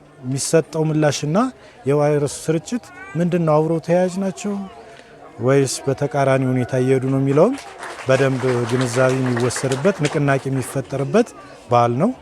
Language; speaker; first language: Amharic; native; Amharic